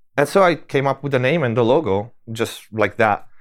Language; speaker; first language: English; non-native, fluent; Italian